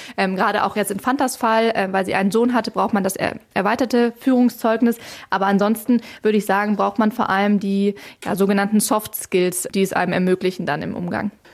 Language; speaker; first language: German; native; German